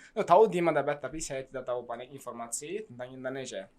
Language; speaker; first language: Indonesian; non-native, learner; Kazakh